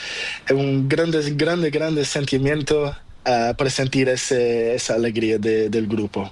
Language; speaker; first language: Spanish; non-native, learner; Portuguese